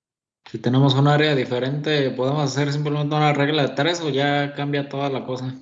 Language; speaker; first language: Spanish; native; Spanish